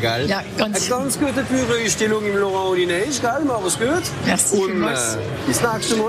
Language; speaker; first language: German; native; German